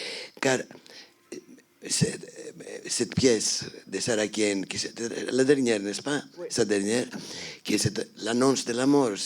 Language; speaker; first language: French; non-native, fluent; Greek